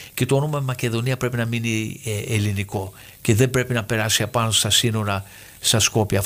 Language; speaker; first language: Greek; early bilingual, heritage; Greek